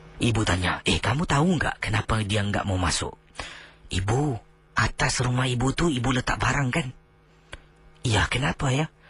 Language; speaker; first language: Malay; native; Malay